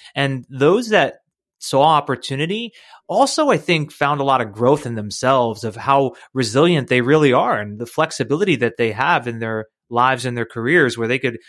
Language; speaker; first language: English; native; English